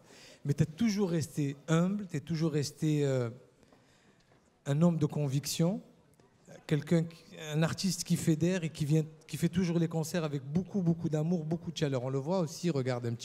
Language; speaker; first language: French; native; French